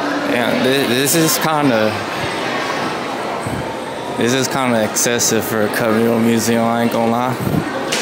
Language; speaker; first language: English; native; English